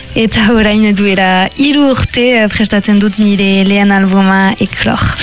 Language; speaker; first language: Basque; non-native, local second language; French